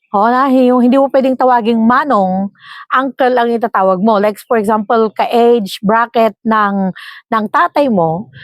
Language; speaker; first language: Filipino; non-native, local second language; Iloko